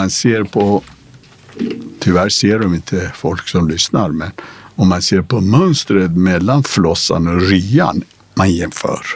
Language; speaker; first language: Swedish; non-native, fluent; Persian